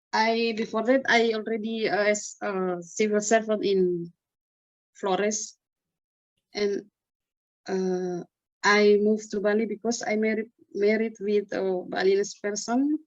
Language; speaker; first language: English; non-native, learner; Indonesian